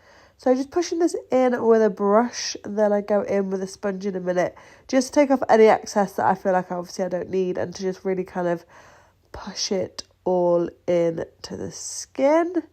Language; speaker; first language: English; native; English